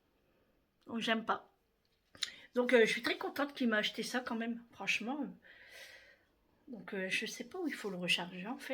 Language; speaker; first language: French; native; French